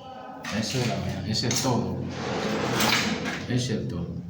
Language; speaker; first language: Spanish; non-native, learner; Haitian Creole